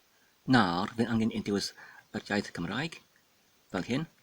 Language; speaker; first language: Welsh; non-native, fluent; English